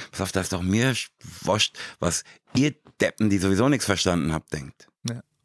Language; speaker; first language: German; native; German